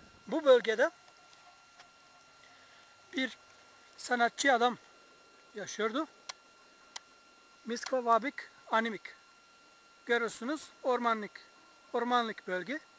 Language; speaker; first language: Turkish; non-native, fluent; English